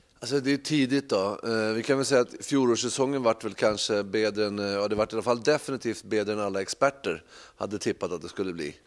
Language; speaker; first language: Swedish; native; Swedish